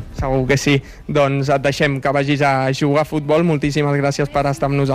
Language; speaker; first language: Catalan; native; Catalan